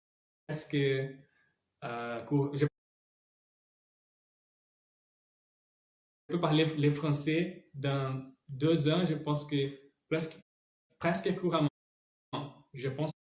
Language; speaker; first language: French; non-native, learner; Portuguese